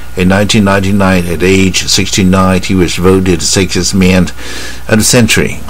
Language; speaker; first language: English; non-native, fluent; Chinese